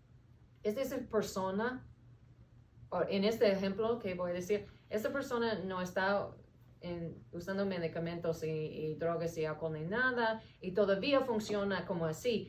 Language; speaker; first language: Spanish; non-native, fluent; English